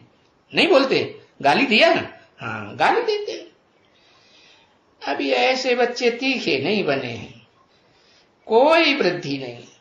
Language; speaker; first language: Hindi; native; Hindi